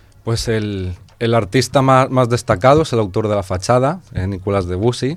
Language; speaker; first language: Spanish; native; Spanish